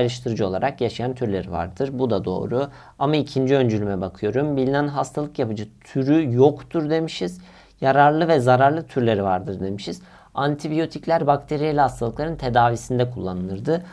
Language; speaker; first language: Turkish; native; Turkish